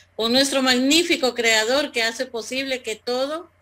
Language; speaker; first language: Spanish; native; Spanish